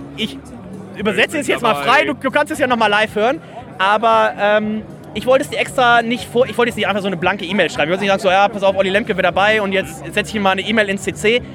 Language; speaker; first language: German; native; German